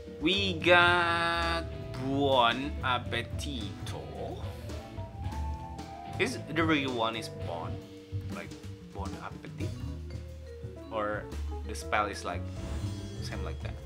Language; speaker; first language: English; non-native, learner; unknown